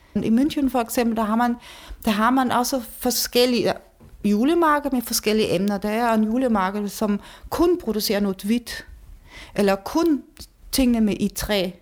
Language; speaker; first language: Danish; non-native, fluent; German